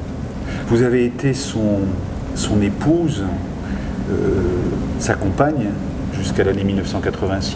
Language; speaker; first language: French; native; French